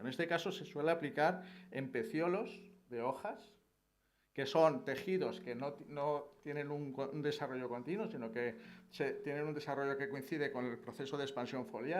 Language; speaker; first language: Spanish; native; Spanish